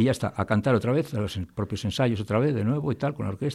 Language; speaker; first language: Spanish; native; Spanish